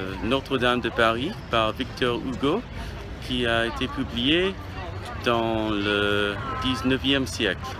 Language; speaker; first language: French; non-native, learner; English